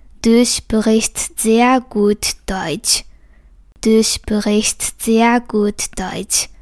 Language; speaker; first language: German; non-native, fluent; Japanese